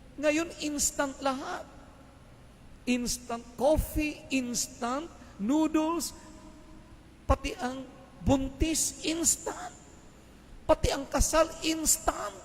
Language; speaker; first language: Filipino; non-native, local second language; Hiligaynon